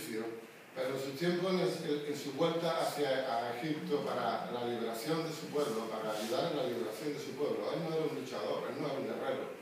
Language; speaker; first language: Spanish; native; Spanish